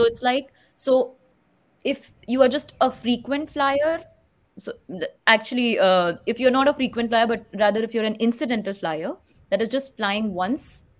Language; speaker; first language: English; non-native, local second language; Hindi